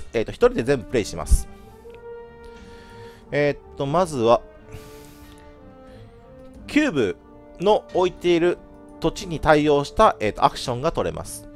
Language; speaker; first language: Japanese; native; Japanese